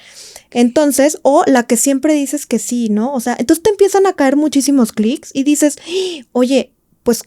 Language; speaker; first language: Spanish; native; Spanish